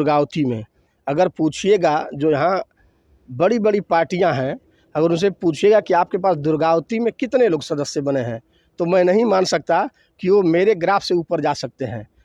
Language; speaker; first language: Hindi; native; Hindi